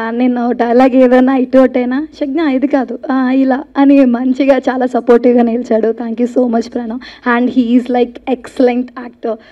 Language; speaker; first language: Telugu; native; Telugu